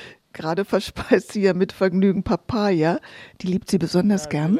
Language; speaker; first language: German; native; German